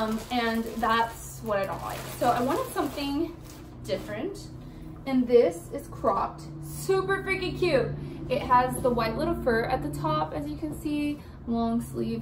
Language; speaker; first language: English; early bilingual, other home language; Spanish